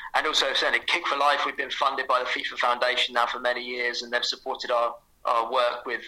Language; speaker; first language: English; native; English